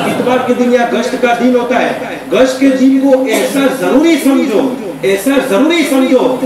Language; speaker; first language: Hindi; non-native, local second language; Gujarati